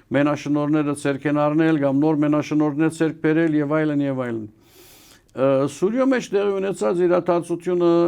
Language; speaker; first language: Armenian; early bilingual, heritage; Armenian